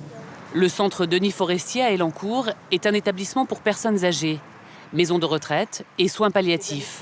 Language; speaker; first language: French; native; French